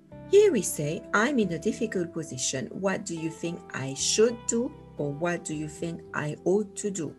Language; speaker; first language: English; non-native, fluent; French